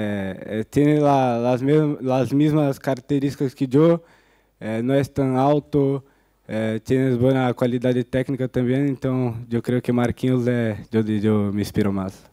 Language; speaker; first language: Spanish; non-native, fluent; Portuguese